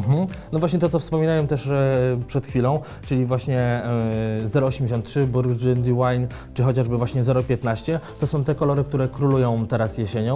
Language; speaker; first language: Polish; native; Polish